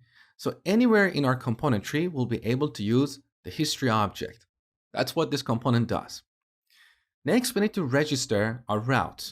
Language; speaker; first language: English; native; English